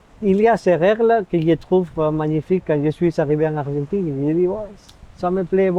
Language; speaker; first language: French; non-native, fluent; Spanish